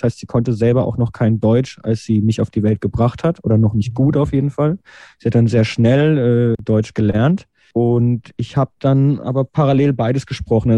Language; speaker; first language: German; native; German